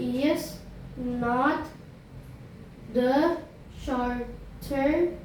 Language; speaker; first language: English; non-native, learner; Indonesian